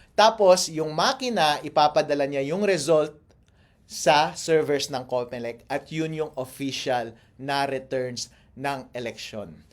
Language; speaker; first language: Filipino; non-native, local second language; Iloko